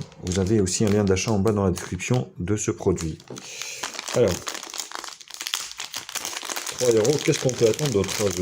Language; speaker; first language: French; native; French